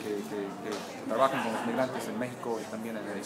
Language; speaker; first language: Spanish; early bilingual, heritage; Spanish